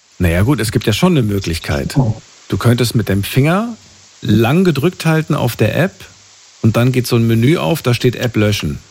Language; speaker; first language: German; native; German